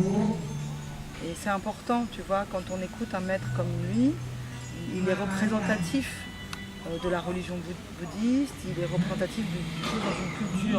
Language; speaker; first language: French; native; French